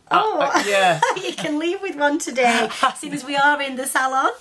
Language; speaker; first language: English; native; English